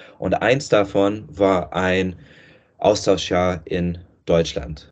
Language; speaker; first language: German; non-native, fluent; English